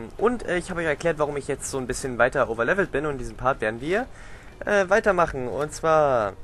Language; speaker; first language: German; native; German